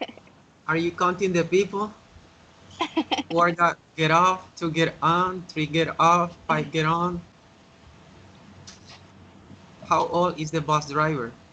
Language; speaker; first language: English; non-native, learner; Spanish